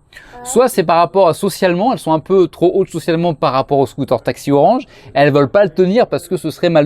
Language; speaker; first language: French; native; French